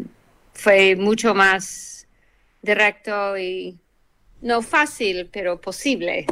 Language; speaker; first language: Spanish; non-native, fluent; English